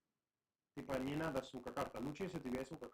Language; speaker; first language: Russian; non-native, learner; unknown